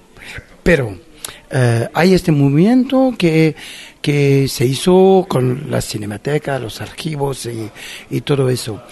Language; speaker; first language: Spanish; non-native, fluent; French